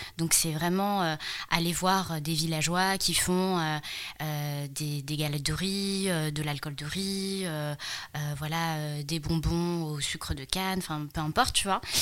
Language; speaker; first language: French; early bilingual, other home language; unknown